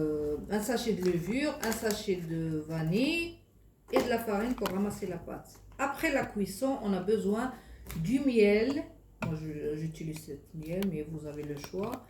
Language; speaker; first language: French; non-native, fluent; Arabic